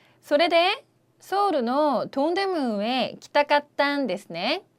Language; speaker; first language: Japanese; non-native, fluent; Korean